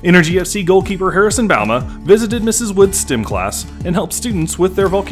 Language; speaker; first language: English; native; English